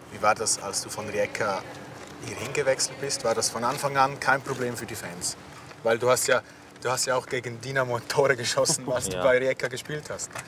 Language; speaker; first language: German; native; German